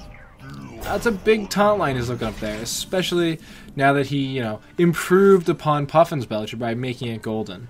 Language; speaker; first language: English; native; English